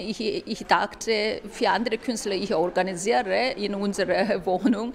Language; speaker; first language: German; non-native, fluent; Korean